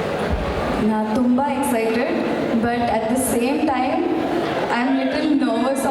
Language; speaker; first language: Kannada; non-native, learner; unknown